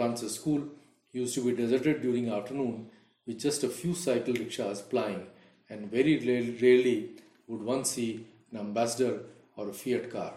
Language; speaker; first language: English; non-native, local second language; Hindi